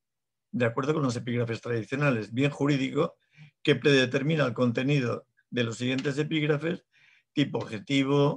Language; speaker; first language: Spanish; native; Spanish